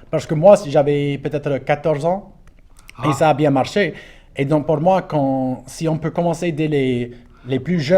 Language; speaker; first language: French; non-native, local second language; English